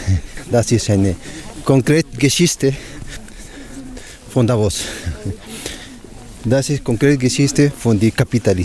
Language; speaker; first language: German; non-native, learner; Spanish